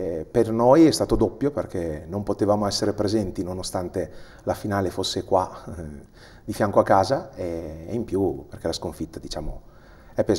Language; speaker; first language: Italian; native; Italian